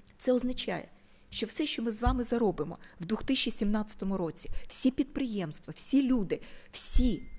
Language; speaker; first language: Ukrainian; non-native, local second language; Russian